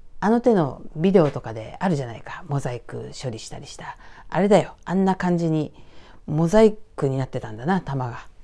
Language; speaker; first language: Japanese; native; Japanese